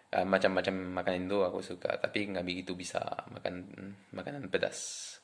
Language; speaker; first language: Indonesian; non-native, fluent; French